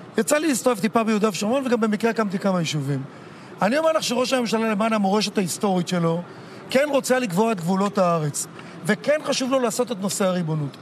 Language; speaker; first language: Hebrew; native; Hebrew